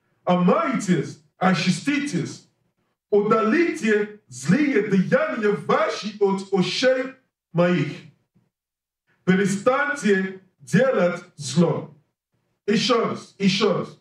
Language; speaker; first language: Russian; non-native, learner; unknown